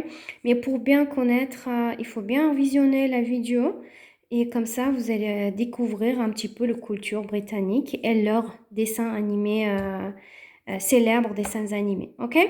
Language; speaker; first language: French; native; French